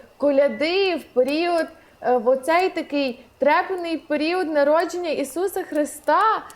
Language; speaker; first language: Ukrainian; native; Ukrainian